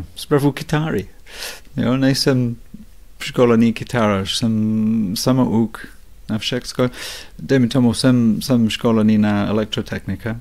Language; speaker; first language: Czech; non-native, fluent; English